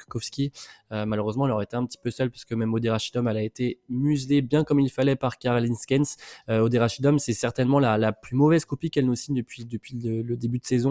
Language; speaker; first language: French; native; French